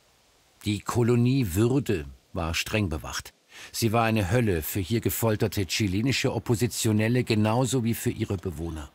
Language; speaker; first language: German; native; German